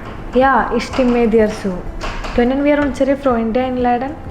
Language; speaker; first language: German; non-native, learner; Malayalam